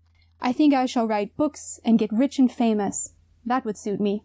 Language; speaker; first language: English; native; English